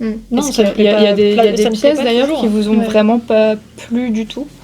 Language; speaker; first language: French; native; French